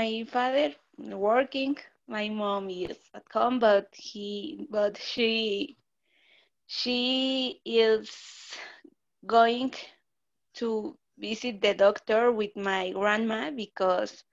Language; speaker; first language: English; non-native, learner; Spanish